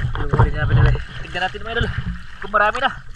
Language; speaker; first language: Filipino; non-native, local second language; Cebuano